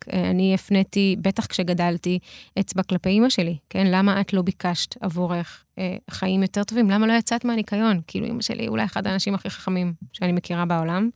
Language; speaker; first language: Hebrew; early bilingual, other home language; Russian